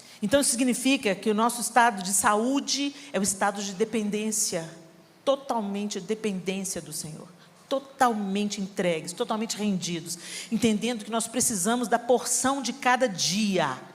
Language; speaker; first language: Portuguese; native; Portuguese